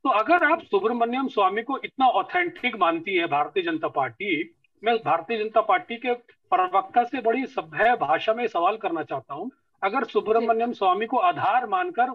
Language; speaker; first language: Hindi; native; Hindi